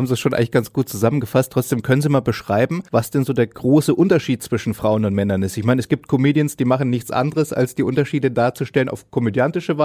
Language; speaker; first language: German; native; German